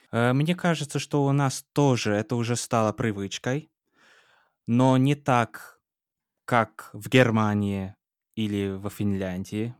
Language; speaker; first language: Russian; non-native, fluent; English